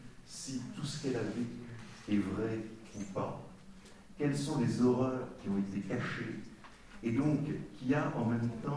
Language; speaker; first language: French; native; French